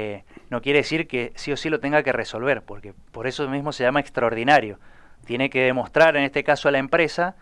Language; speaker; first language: Spanish; native; Spanish